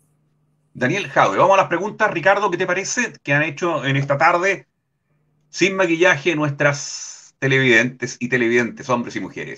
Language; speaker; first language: Spanish; native; Spanish